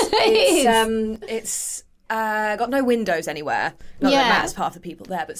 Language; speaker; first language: English; native; English